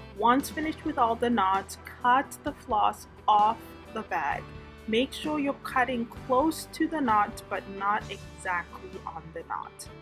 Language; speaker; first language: English; native; English